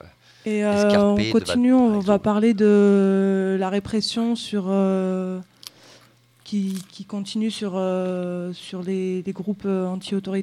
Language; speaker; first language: French; native; French